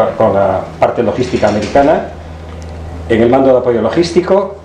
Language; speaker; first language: Spanish; native; Spanish